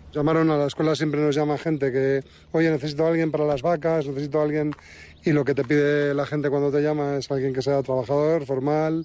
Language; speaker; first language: Spanish; native; Spanish